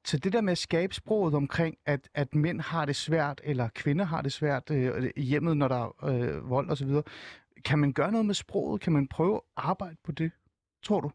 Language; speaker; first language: Danish; early bilingual, other home language; Persian